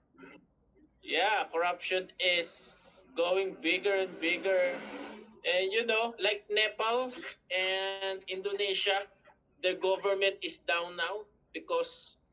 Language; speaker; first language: English; non-native, learner; Filipino